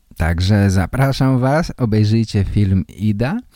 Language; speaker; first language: Polish; native; Polish